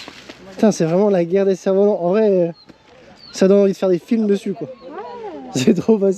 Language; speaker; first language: French; native; French